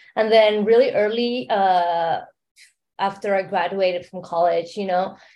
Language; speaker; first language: English; non-native, fluent; Spanish